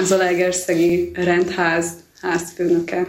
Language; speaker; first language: Hungarian; native; Hungarian